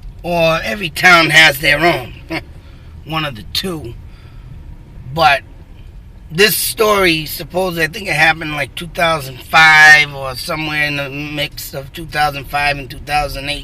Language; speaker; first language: English; native; English